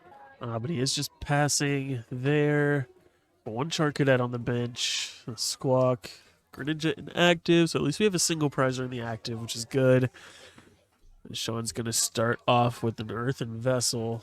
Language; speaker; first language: English; native; English